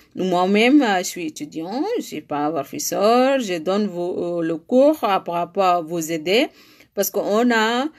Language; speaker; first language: French; non-native, learner; Arabic